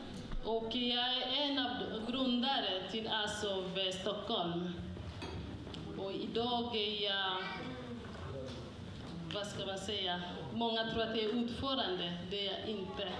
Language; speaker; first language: Swedish; non-native, fluent; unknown